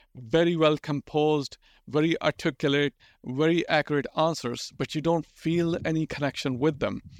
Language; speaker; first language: English; non-native, local second language; Urdu